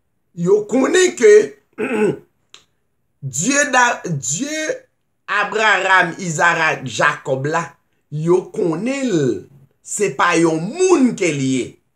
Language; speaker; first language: French; non-native, local second language; Haitian Creole